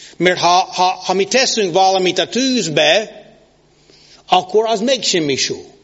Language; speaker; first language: Hungarian; non-native, learner; English